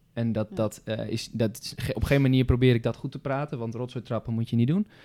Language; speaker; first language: Dutch; native; Dutch